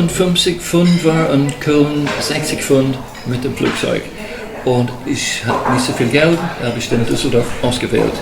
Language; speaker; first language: German; non-native, fluent; English